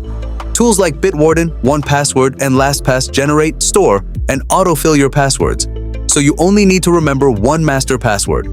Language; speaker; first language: English; native; English